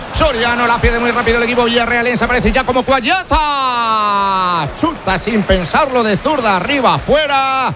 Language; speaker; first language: Spanish; native; Spanish